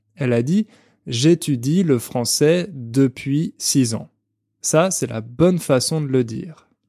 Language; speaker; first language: French; native; French